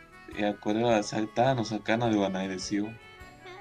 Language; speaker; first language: Japanese; non-native, fluent; Spanish